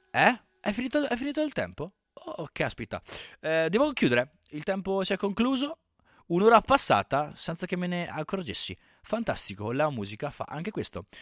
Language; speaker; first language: Italian; native; Italian